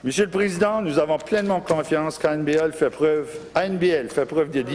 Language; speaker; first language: French; non-native, local second language; English